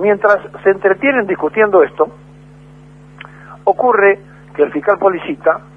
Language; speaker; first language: Spanish; native; Spanish